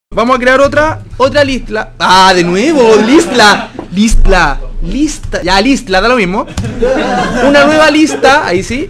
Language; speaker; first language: Spanish; native; Spanish